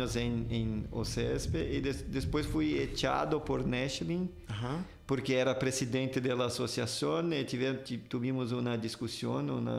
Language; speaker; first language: Spanish; non-native, fluent; Portuguese